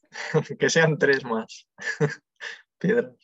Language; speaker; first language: Spanish; non-native, learner; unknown